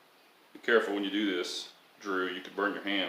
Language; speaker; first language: English; native; English